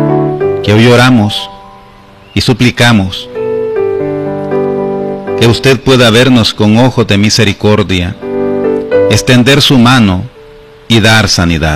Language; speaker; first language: Spanish; native; Spanish